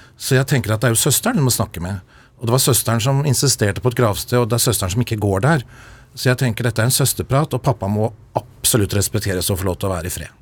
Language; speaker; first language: Norwegian; native; Norwegian